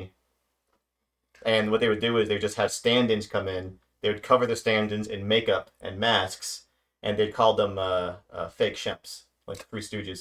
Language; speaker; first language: English; native; English